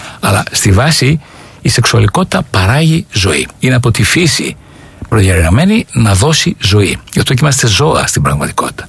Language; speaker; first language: Greek; native; Greek